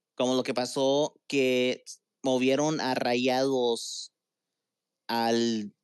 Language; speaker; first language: Spanish; early bilingual, heritage; Spanish